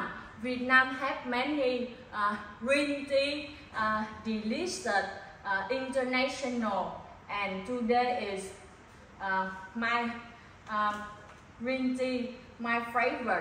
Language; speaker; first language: English; non-native, learner; Vietnamese